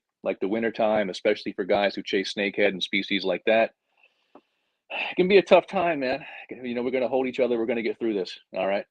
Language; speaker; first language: English; native; English